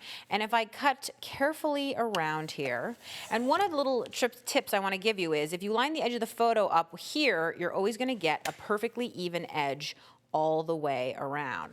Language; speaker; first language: English; native; English